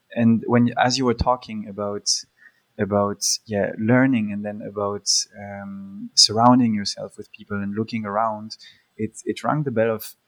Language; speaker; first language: English; early bilingual, other home language; Polish